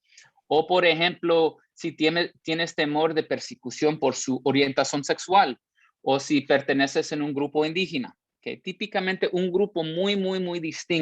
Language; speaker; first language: Spanish; early bilingual, heritage; Spanish